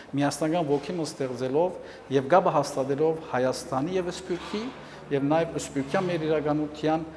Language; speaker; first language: Armenian; native; Armenian